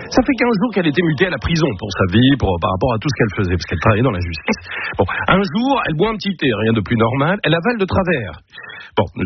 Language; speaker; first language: French; native; French